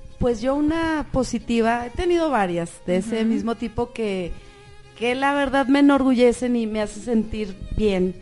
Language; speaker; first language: Spanish; native; Spanish